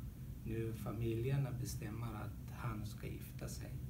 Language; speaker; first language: Swedish; non-native, learner; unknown